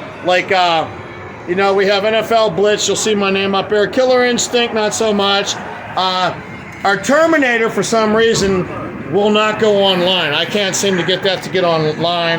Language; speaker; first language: English; native; English